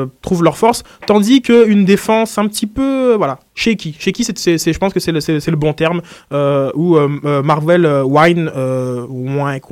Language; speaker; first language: French; native; French